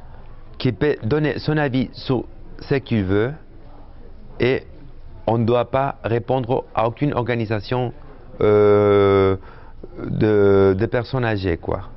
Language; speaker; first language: French; non-native, fluent; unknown